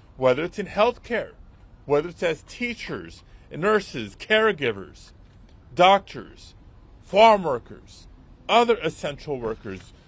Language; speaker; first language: English; early bilingual, other home language; Spanish